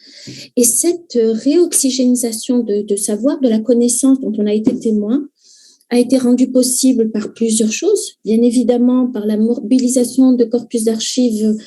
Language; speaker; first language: French; native; French